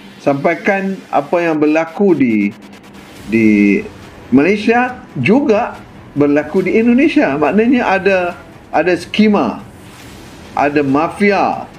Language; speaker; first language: Malay; native; Malay